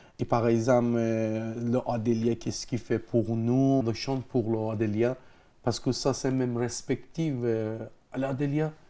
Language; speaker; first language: French; non-native, learner; Persian